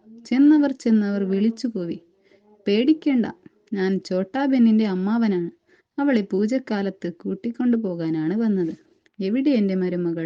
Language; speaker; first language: Malayalam; native; Malayalam